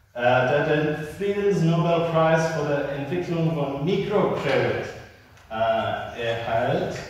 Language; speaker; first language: German; non-native, learner; English